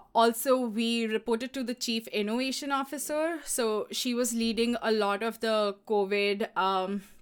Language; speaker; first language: English; non-native, local second language; Hindi